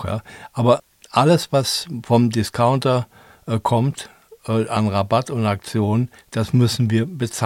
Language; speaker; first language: German; native; German